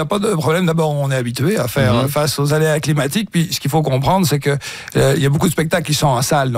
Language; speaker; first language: French; native; French